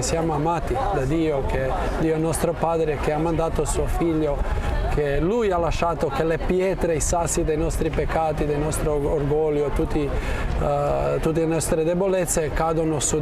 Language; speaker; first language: Italian; non-native, fluent; Croatian